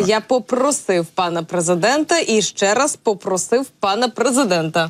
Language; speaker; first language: Ukrainian; native; Ukrainian